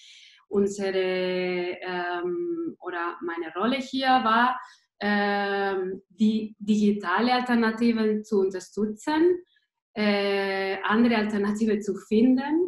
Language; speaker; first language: German; non-native, fluent; Spanish